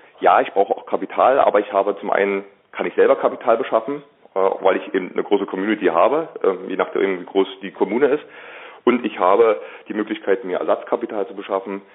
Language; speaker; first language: German; native; German